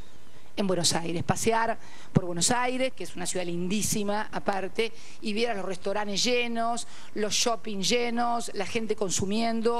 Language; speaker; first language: Spanish; native; Spanish